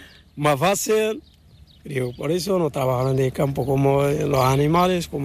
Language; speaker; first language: Spanish; non-native, learner; Arabic